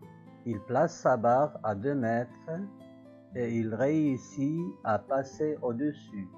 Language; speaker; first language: French; non-native, local second language; Arabic